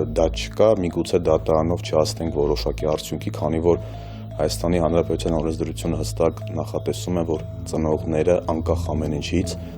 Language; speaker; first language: Armenian; native; Armenian